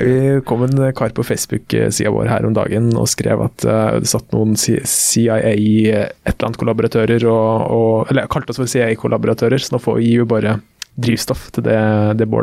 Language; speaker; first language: Norwegian; native; Norwegian